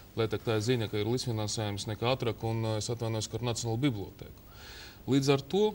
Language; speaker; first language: Latvian; non-native, local second language; Russian